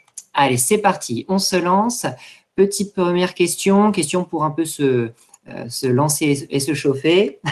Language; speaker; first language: French; native; French